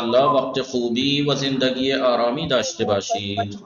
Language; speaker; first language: Persian; non-native, fluent; Urdu